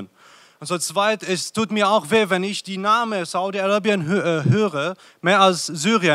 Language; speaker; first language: German; non-native, fluent; Arabic